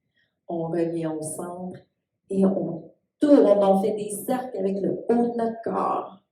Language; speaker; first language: French; native; French